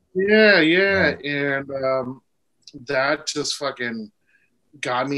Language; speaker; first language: English; native; English